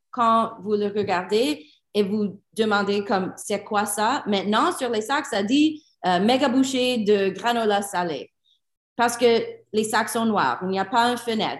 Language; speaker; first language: French; non-native, learner; English